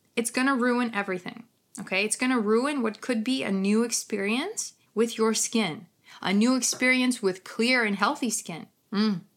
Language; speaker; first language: English; non-native, fluent; Ukrainian